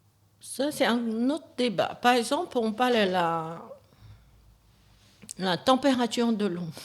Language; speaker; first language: French; non-native, fluent; Chinese